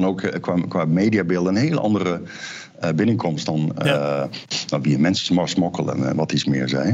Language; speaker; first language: Dutch; native; Dutch